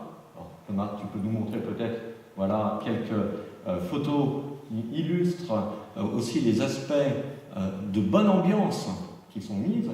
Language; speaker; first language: French; native; French